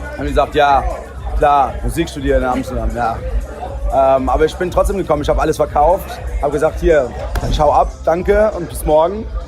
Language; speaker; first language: German; early bilingual, heritage; Portuguese